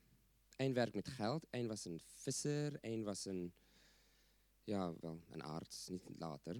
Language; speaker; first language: Dutch; non-native, fluent; English